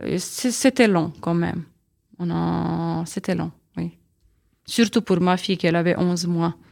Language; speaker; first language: French; non-native, learner; Serbian